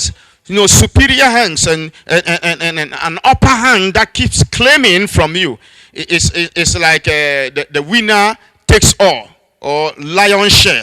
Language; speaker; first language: English; non-native, local second language; Akan